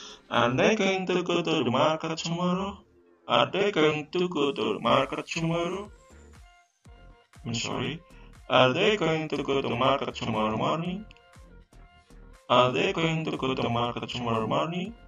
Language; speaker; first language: English; non-native, learner; Indonesian